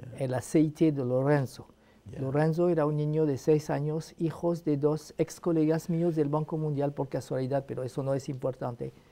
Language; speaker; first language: Spanish; non-native, fluent; Arabic